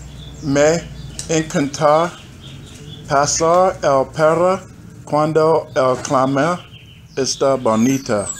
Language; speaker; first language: Spanish; non-native, learner; English